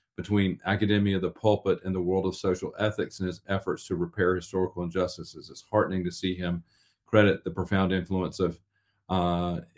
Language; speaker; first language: English; native; English